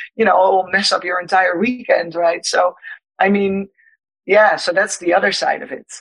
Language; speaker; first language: English; non-native, fluent; Dutch